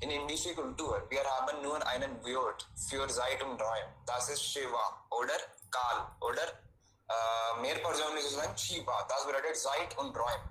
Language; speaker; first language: German; non-native, learner; Hindi